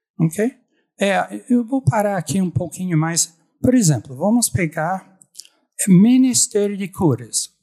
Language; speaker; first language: Portuguese; non-native, fluent; English